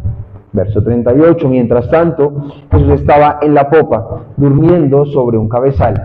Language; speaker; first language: Spanish; native; Spanish